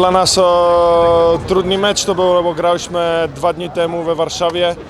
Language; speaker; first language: Polish; non-native, fluent; Ukrainian